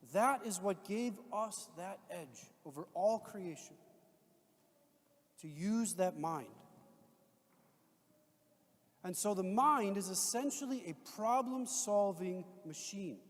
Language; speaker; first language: English; native; English